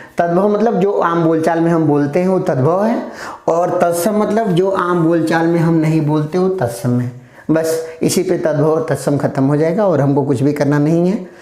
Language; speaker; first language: Hindi; native; Hindi